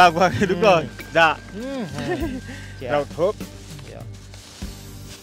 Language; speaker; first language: Vietnamese; non-native, learner; Portuguese